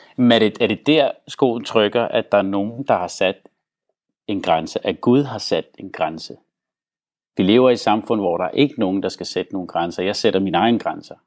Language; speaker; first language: Danish; non-native, local second language; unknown